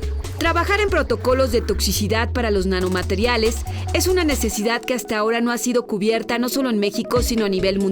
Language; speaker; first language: Spanish; native; Spanish